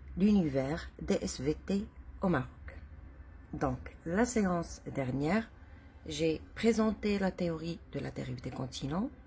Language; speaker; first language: French; non-native, local second language; Arabic